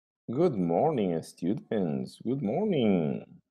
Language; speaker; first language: English; non-native, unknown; Spanish